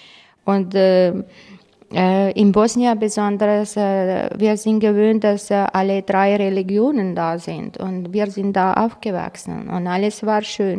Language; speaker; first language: German; non-native, fluent; Croatian